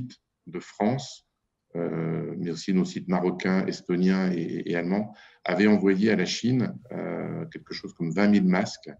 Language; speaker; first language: French; native; French